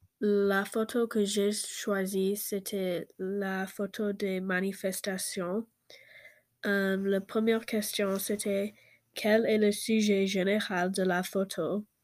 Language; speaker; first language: French; non-native, learner; English